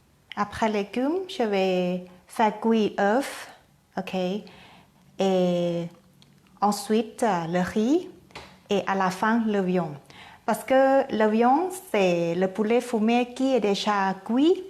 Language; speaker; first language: French; non-native, fluent; Thai